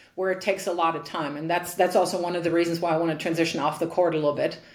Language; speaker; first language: English; non-native, fluent; German